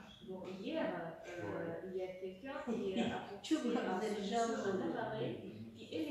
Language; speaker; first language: French; non-native, fluent; Russian